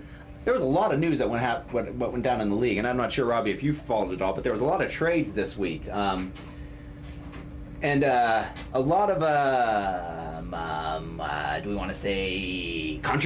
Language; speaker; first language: English; native; English